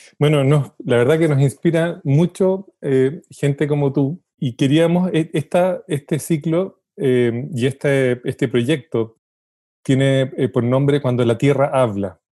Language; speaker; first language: Spanish; native; Spanish